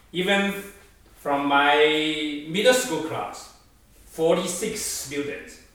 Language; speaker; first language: English; non-native, fluent; Chinese